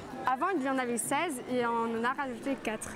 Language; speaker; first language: French; native; French